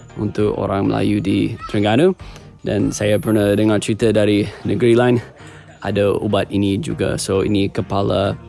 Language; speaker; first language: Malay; non-native, fluent; English